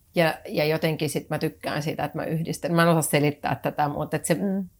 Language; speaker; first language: Finnish; native; Finnish